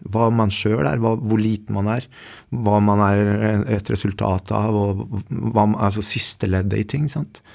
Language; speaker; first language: Norwegian; early bilingual, other home language; Spanish